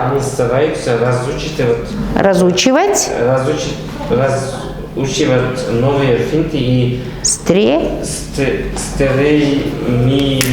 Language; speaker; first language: Russian; non-native, local second language; Kazakh